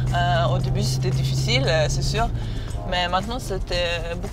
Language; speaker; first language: French; non-native, learner; Serbian